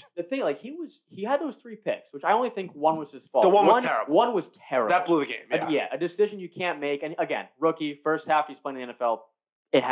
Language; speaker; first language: English; native; English